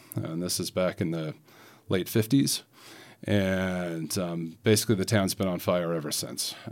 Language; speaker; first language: English; native; English